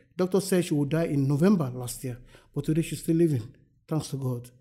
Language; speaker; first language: English; non-native, local second language; Yoruba